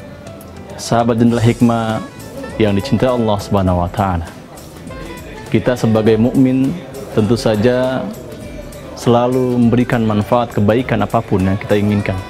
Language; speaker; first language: Indonesian; native; Indonesian